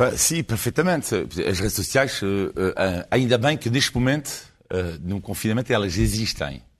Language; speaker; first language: Portuguese; non-native, fluent; French